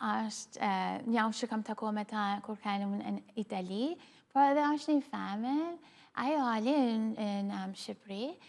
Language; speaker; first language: Albanian; early bilingual, heritage; Albanian